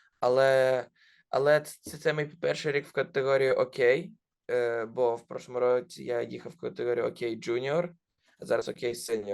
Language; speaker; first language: Ukrainian; non-native, local second language; Russian